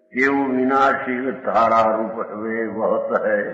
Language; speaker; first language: Hindi; non-native, local second language; Gujarati